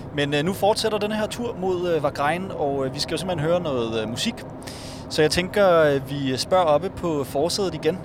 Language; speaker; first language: Danish; native; Danish